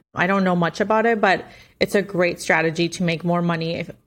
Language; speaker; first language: English; non-native, fluent; Spanish